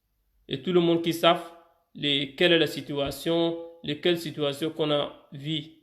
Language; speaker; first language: French; non-native, fluent; Arabic